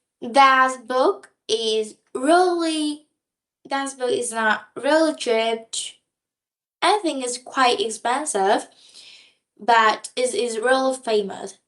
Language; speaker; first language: English; non-native, learner; Vietnamese